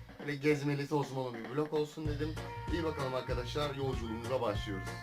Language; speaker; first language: Turkish; native; Turkish